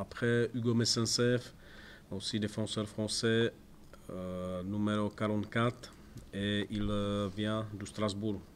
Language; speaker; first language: French; non-native, fluent; Czech